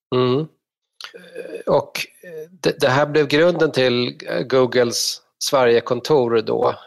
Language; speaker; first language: Swedish; native; Swedish